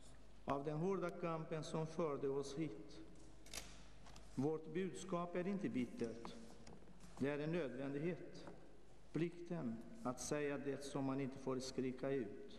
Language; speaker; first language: Swedish; non-native, fluent; Portuguese